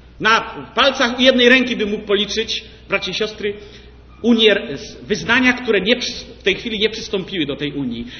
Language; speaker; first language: Polish; native; Polish